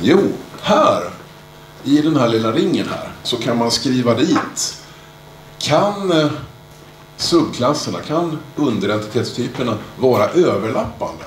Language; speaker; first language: Swedish; native; Swedish